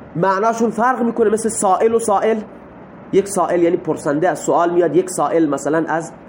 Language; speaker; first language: Persian; non-native, local second language; Baluchi